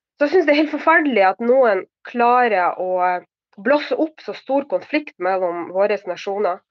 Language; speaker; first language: Norwegian; non-native, fluent; Russian